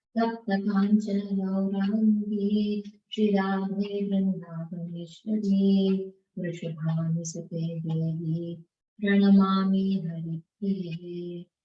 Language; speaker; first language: Hindi; non-native, local second language; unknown